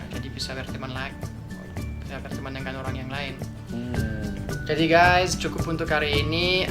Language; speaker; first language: Indonesian; non-native, fluent; French